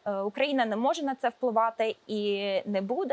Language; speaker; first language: Ukrainian; early bilingual, heritage; Ukrainian